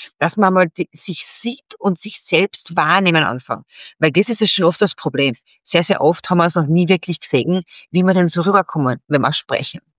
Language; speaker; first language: German; native; German